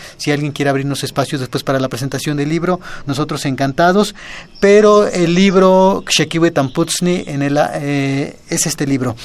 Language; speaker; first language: Spanish; non-native, local second language; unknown